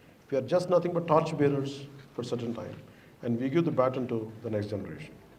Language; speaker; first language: English; non-native, local second language; Telugu